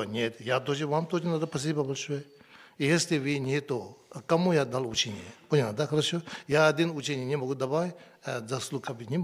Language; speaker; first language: Russian; non-native, learner; Tibetan